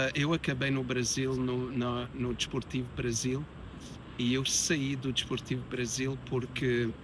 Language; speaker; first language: Portuguese; early bilingual, heritage; English